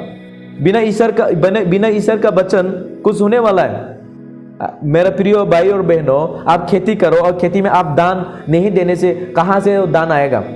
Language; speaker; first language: Hindi; non-native, local second language; Kok Borok